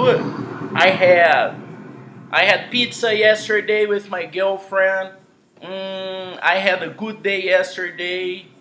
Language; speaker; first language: English; non-native, fluent; Portuguese